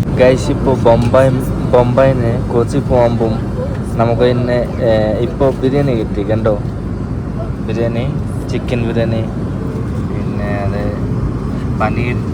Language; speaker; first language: Malayalam; non-native, learner; Bangla